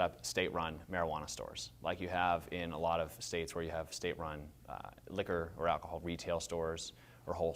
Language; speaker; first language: English; native; English